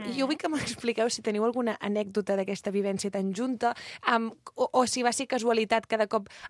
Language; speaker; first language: Catalan; native; Catalan